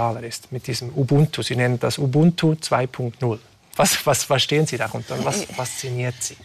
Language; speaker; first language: German; native; German